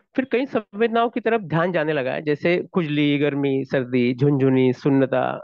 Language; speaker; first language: Hindi; non-native, local second language; Marathi